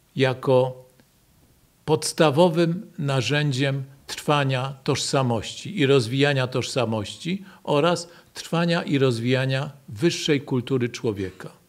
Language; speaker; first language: Polish; native; Polish